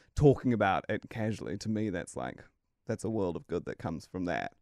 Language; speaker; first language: English; native; English